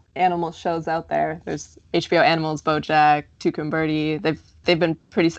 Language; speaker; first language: English; native; English